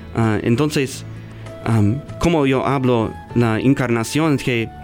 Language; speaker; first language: Spanish; non-native, learner; English